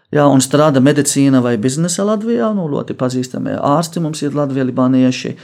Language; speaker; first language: Latvian; non-native, fluent; Arabic